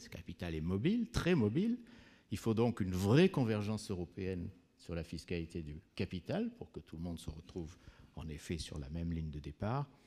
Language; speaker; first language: French; native; French